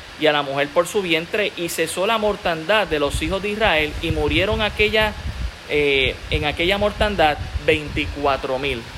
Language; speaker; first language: Spanish; native; Spanish